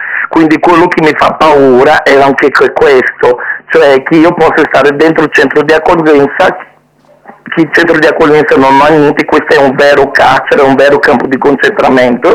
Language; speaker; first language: Italian; non-native, fluent; Portuguese